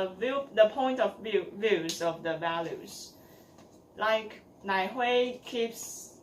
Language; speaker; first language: English; non-native, learner; Chinese